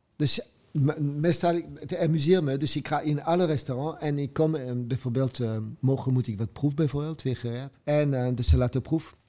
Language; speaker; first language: Dutch; non-native, fluent; French